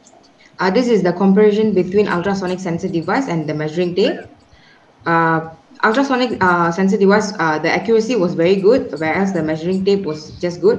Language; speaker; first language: English; non-native, local second language; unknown